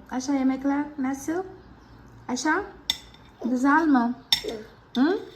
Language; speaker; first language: Turkish; non-native, fluent; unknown